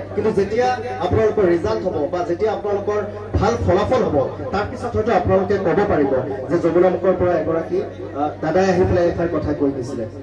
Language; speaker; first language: Assamese; non-native, local second language; Sylheti